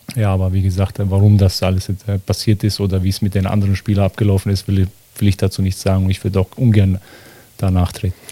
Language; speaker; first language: German; early bilingual, other home language; Bosnian